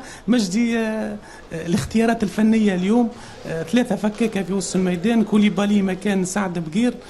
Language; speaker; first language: Arabic; native; Arabic